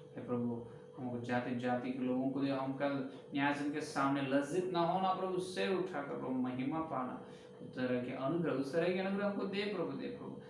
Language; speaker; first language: Hindi; non-native, local second language; Telugu